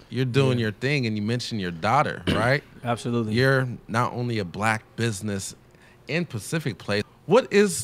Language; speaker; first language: English; native; English